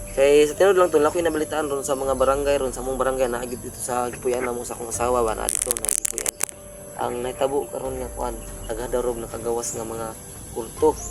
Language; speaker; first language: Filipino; non-native, local second language; Cebuano